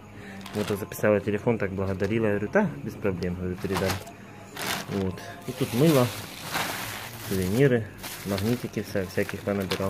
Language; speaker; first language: Russian; native; Russian